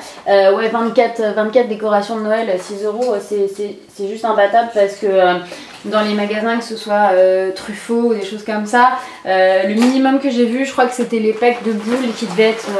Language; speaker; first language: French; native; French